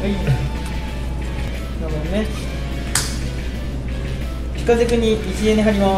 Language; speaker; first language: Japanese; native; Japanese